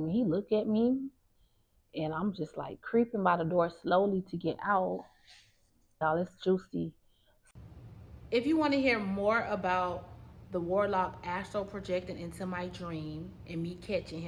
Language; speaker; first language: English; native; English